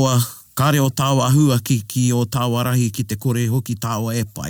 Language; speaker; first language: English; native; English